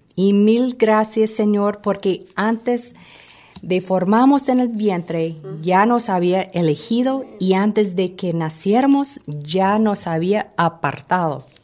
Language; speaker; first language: Spanish; non-native, fluent; English